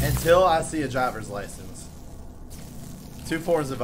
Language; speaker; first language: English; native; English